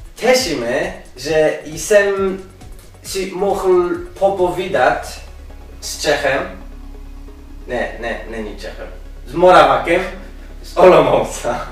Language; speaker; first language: Czech; non-native, learner; Polish